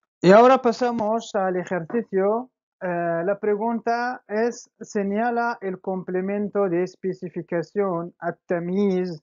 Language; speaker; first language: Spanish; non-native, fluent; Arabic